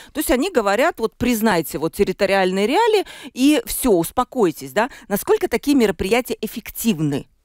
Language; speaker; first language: Russian; native; Russian